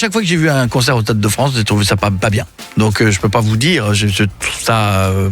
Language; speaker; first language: French; native; French